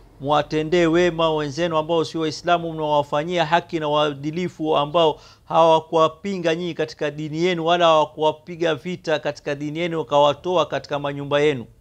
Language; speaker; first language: Swahili; native; Swahili